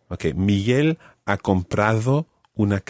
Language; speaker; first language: Spanish; non-native, fluent; English